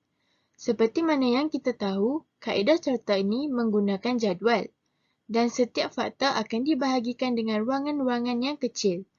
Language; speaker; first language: Malay; native; Malay